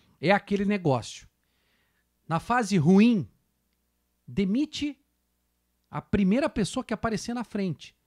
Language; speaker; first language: Portuguese; native; Portuguese